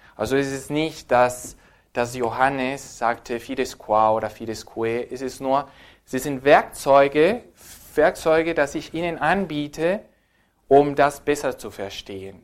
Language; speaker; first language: German; non-native, fluent; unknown